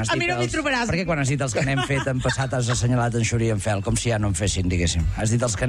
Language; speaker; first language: Catalan; native; Catalan